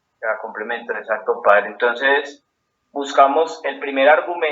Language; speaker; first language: Spanish; native; Spanish